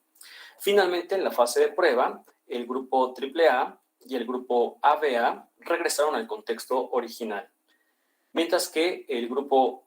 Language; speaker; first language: Spanish; native; Spanish